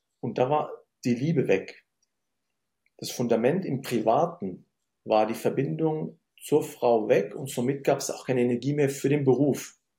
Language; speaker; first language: German; early bilingual, other home language; Arabic